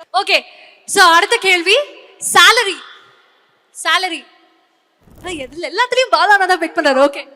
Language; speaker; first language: Tamil; native; Tamil